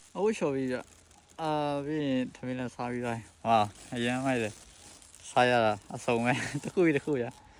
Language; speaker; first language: Burmese; non-native, local second language; Shan